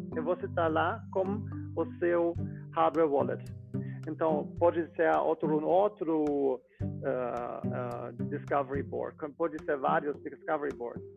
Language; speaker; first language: Portuguese; non-native, fluent; German